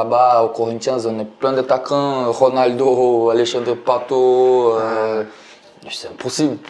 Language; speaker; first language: French; non-native, learner; Portuguese